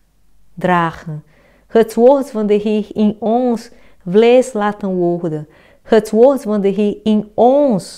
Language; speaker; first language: Dutch; non-native, fluent; Portuguese